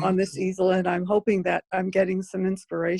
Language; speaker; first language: English; native; English